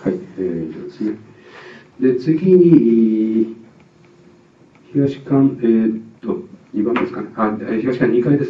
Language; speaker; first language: Japanese; native; Japanese